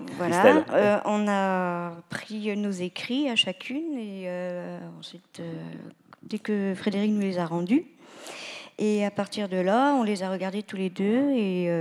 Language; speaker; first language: French; native; French